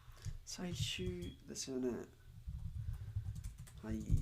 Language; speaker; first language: Japanese; non-native, learner; English